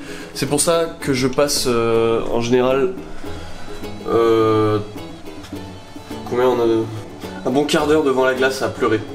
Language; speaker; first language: French; native; French